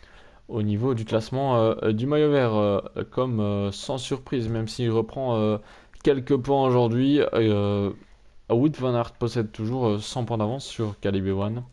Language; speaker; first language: French; native; French